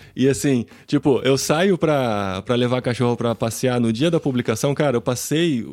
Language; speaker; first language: Portuguese; native; Portuguese